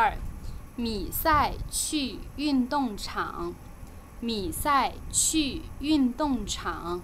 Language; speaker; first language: Chinese; non-native, fluent; Lao